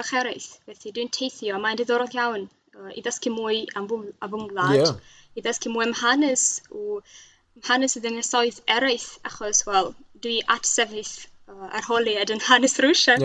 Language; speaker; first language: Welsh; non-native, learner; Russian